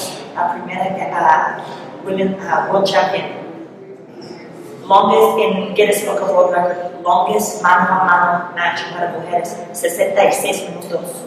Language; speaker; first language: Spanish; non-native, learner; English